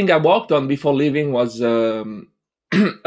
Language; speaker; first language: English; non-native, fluent; French